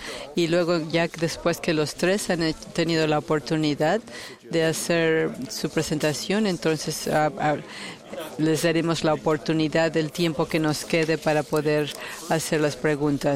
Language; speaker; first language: Spanish; non-native, fluent; English